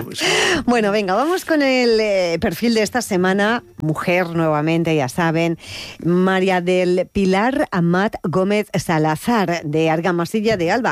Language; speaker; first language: Spanish; native; Spanish